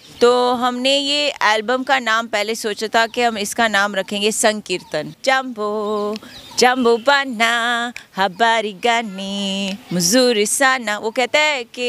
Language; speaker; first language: Hindi; non-native, fluent; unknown